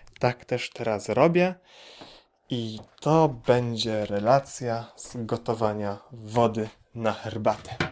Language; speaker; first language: Polish; native; Polish